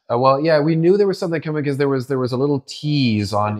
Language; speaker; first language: English; native; English